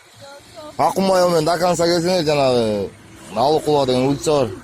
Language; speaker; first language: Kyrgyz; native; Kyrgyz